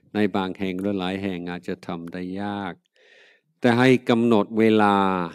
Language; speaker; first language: Thai; non-native, fluent; English